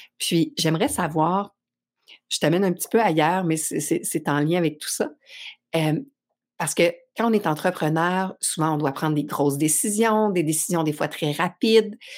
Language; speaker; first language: French; native; French